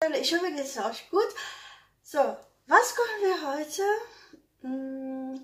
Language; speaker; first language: German; non-native, learner; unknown